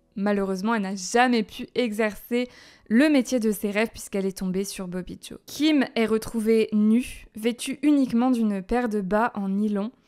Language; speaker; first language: French; native; French